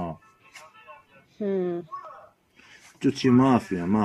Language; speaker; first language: Italian; non-native, learner; Arabic